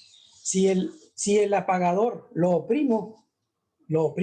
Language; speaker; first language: Spanish; native; Spanish